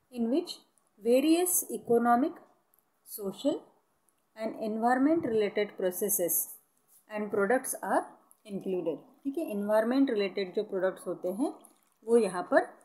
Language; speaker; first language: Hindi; non-native, local second language; Marathi